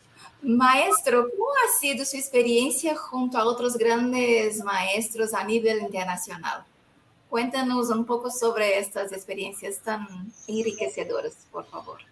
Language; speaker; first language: Spanish; non-native, fluent; Portuguese